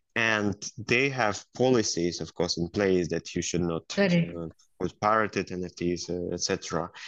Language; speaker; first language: English; non-native, fluent; Russian